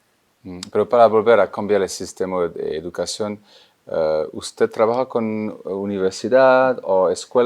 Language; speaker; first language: Spanish; non-native, fluent; French